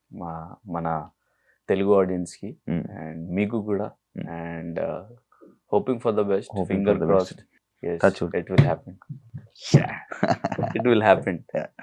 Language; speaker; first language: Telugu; non-native, learner; Hindi